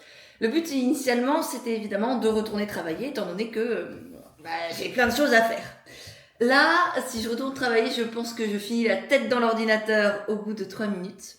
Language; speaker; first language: French; native; French